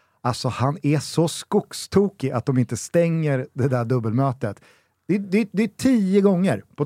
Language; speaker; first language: Swedish; native; Swedish